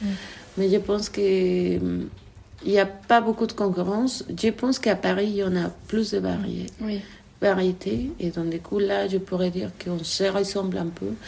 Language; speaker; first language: French; non-native, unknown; Spanish